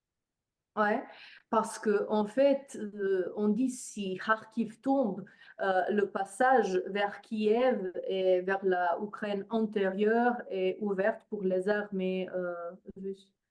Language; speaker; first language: French; non-native, fluent; Slovenian